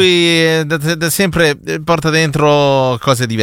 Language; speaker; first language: Italian; native; Italian